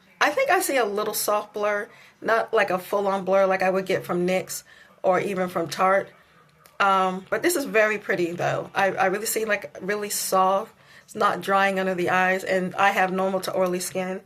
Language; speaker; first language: English; native; English